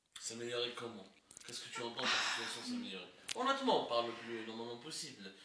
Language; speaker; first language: French; non-native, local second language; Arabic